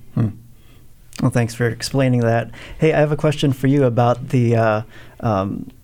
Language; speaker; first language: English; non-native, local second language; Filipino